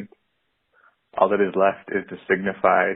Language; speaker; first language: English; native; English